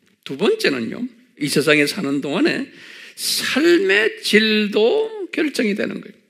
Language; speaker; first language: Korean; native; Korean